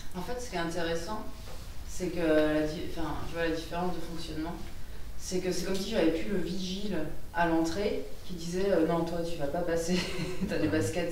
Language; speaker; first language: French; native; French